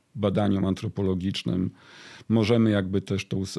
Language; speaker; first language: Polish; native; Polish